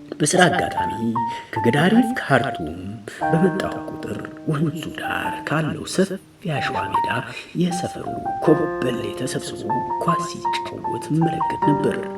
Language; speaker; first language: Amharic; native; Amharic